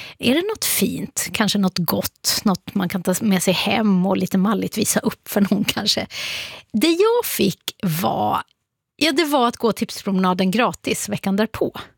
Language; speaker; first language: Swedish; native; Swedish